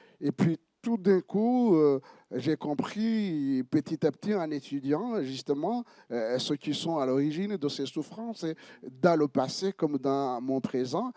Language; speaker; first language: French; non-native, local second language; Kinyarwanda